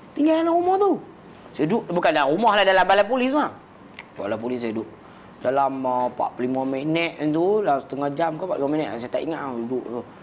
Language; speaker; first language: Malay; native; Malay